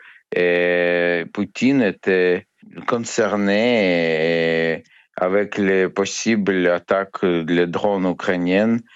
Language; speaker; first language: French; non-native, learner; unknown